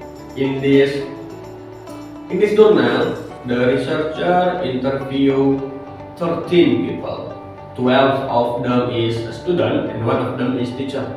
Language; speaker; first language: English; non-native, learner; Indonesian